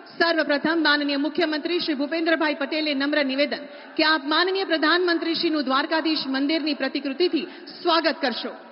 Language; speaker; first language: Hindi; non-native, local second language; Gujarati